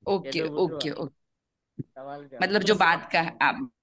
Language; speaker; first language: Hindi; non-native, local second language; Gujarati